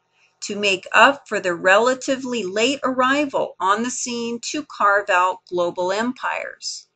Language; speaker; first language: English; native; English